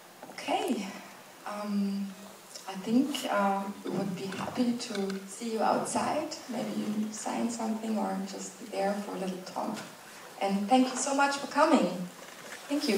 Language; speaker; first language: English; non-native, fluent; German